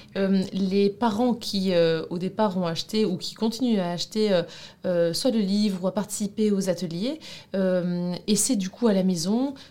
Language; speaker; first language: French; native; French